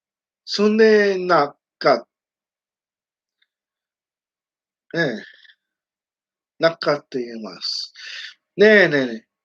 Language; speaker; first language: Japanese; non-native, learner; English